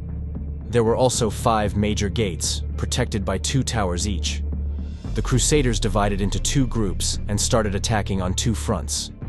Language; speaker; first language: English; native; English